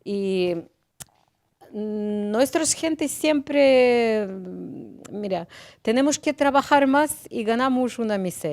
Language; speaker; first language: Spanish; non-native, learner; Ukrainian